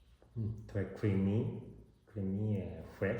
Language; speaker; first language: French; non-native, learner; Japanese